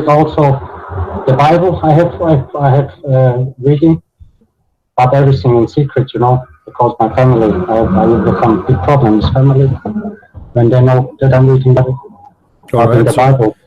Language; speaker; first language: English; non-native, learner; Bosnian